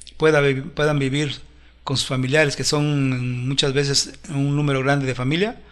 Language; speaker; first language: Spanish; native; Spanish